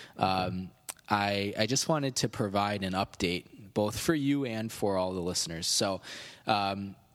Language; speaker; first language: English; native; English